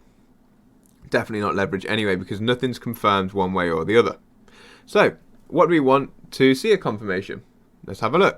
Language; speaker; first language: English; native; English